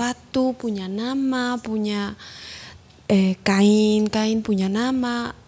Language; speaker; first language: Indonesian; non-native, learner; Spanish